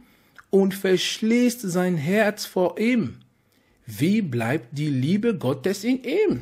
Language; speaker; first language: German; non-native, fluent; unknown